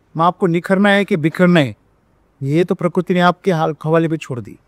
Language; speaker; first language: Hindi; non-native, local second language; Marathi